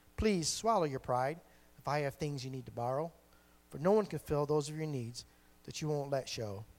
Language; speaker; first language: English; native; English